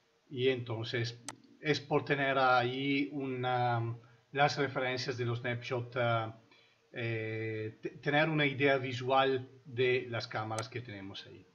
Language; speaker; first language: Spanish; non-native, fluent; Italian